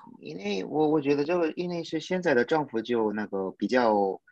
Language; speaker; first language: Chinese; non-native, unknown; Korean